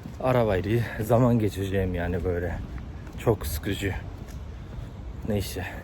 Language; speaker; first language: Turkish; non-native, fluent; Japanese